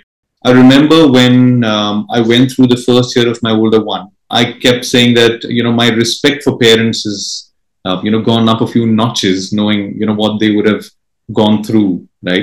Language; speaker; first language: English; non-native, local second language; Marathi